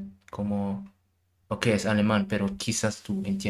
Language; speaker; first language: Spanish; non-native, learner; German